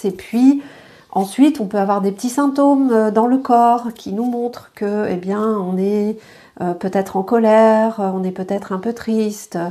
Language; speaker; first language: French; native; French